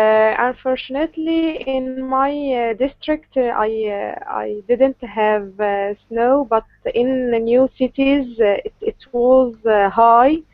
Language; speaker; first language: English; non-native, learner; Arabic